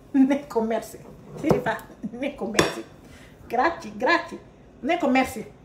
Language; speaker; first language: French; non-native, local second language; Wolof